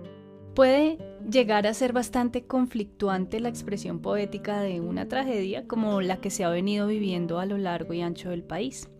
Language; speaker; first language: Spanish; native; Spanish